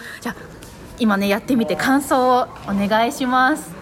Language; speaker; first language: Japanese; native; Japanese